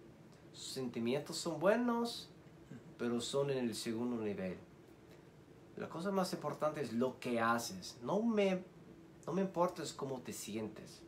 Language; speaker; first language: Spanish; non-native, learner; English